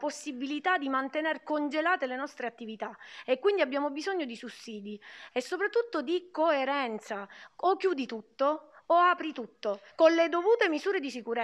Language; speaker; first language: Italian; native; Italian